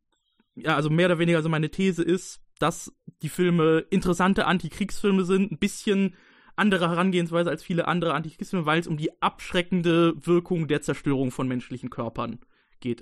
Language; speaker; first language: German; native; German